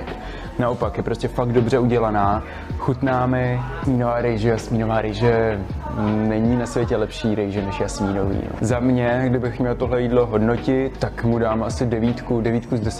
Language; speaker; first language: Czech; native; Czech